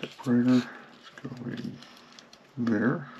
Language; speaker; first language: English; native; English